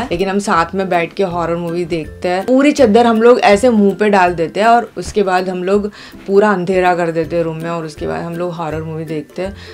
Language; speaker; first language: Hindi; non-native, local second language; Gujarati